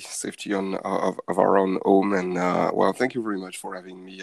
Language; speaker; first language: English; non-native, fluent; French